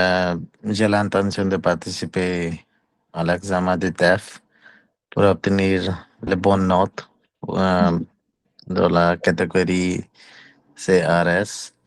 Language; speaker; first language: French; non-native, learner; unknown